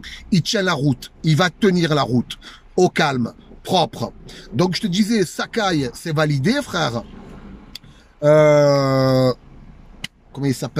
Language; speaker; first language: French; native; French